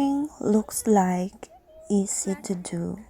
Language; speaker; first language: English; non-native, learner; Filipino